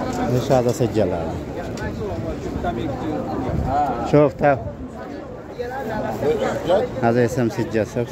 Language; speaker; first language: Arabic; non-native, learner; Bangla